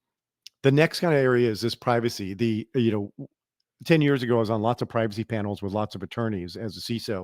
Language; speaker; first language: English; native; English